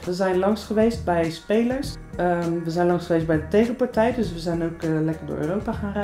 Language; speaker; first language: Dutch; native; Dutch